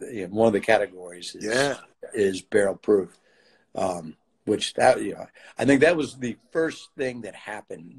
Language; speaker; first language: English; native; English